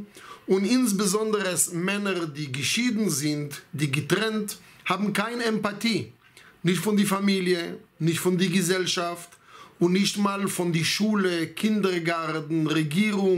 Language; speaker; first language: German; non-native, fluent; Hebrew